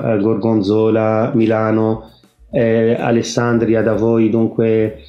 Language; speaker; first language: Italian; non-native, fluent; Arabic